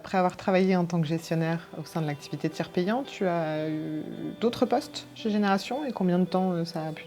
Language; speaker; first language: French; native; French